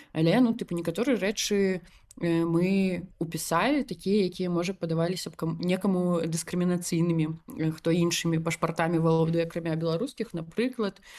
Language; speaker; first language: Belarusian; non-native, local second language; Russian